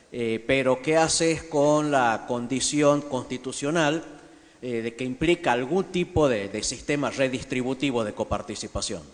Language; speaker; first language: Spanish; native; Spanish